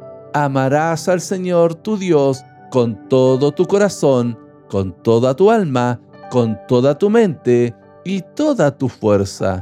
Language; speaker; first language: Spanish; native; Spanish